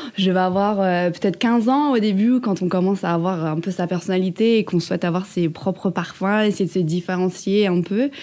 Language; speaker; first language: French; native; French